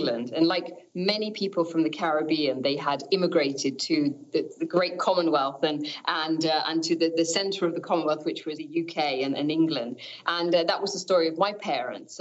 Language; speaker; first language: English; native; English